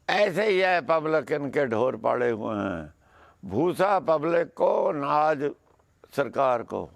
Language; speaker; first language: Hindi; non-native, local second language; Punjabi